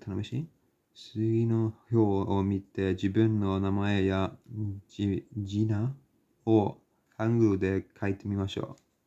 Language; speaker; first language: Japanese; non-native, learner; English